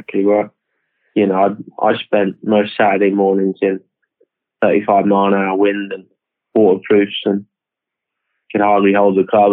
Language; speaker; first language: English; native; English